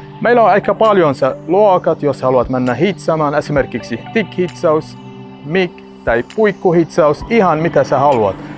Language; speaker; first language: Finnish; non-native, learner; Arabic